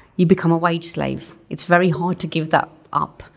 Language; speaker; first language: English; non-native, local second language; Punjabi